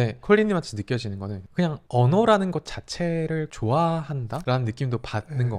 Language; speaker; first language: Korean; native; Korean